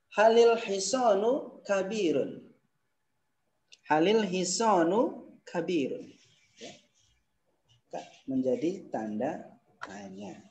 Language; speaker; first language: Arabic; non-native, fluent; Indonesian